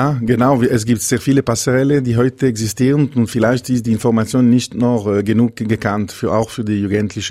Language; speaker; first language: German; non-native, local second language; French